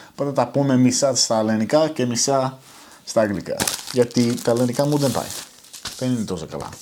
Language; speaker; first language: Greek; early bilingual, other home language; English